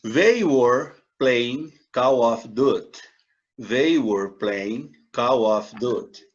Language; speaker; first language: English; non-native, fluent; Portuguese